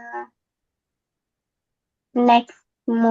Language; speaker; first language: English; non-native, learner; Indonesian